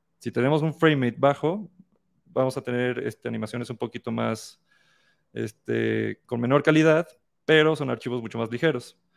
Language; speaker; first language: Spanish; native; Spanish